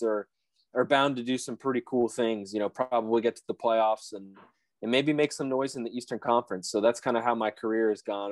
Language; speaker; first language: English; native; English